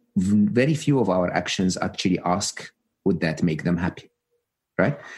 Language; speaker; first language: English; non-native, fluent; Arabic